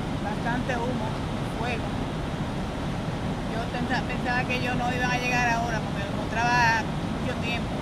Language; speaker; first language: Spanish; native; Spanish